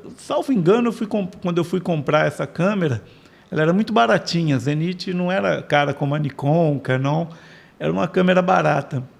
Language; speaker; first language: Portuguese; native; Portuguese